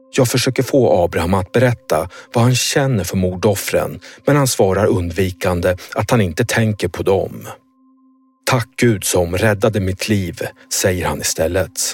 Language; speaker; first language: Swedish; native; Swedish